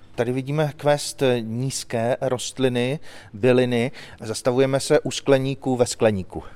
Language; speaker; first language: Czech; native; Czech